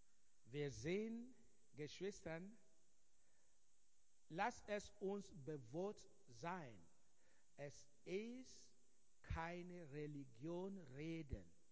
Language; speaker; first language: German; non-native, fluent; Igbo